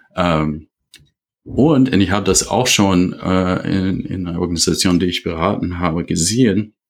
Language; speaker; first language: German; non-native, fluent; English